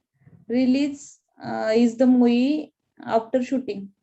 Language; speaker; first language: English; non-native, learner; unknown